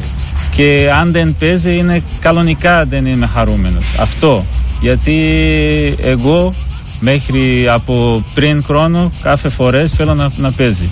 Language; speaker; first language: Greek; non-native, learner; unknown